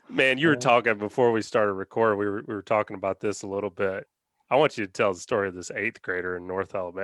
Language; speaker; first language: English; native; English